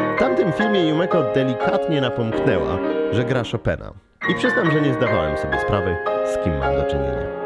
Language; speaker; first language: Polish; native; Polish